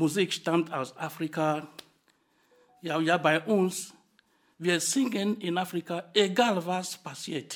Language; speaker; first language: German; non-native, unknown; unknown